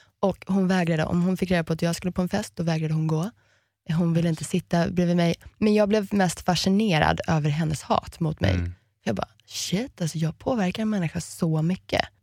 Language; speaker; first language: Swedish; early bilingual, heritage; Swedish